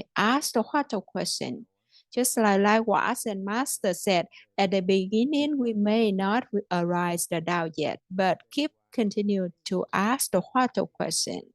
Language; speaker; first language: English; non-native, fluent; Vietnamese